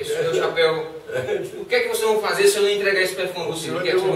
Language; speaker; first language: Portuguese; native; Portuguese